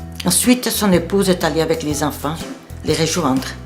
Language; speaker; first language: French; non-native, fluent; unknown